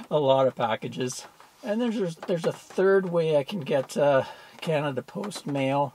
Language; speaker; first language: English; native; English